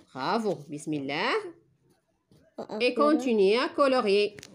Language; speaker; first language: French; non-native, local second language; Arabic